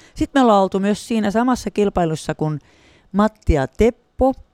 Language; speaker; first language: Finnish; native; Finnish